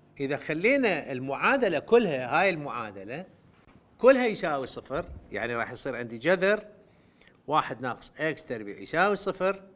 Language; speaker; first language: Arabic; non-native, local second language; Central Kurdish